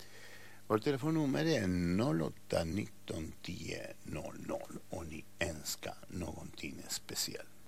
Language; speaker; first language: Swedish; non-native, fluent; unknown